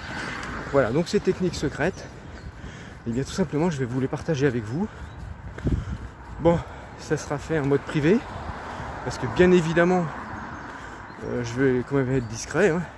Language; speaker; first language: French; native; French